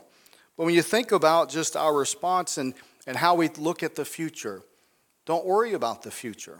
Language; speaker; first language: English; native; English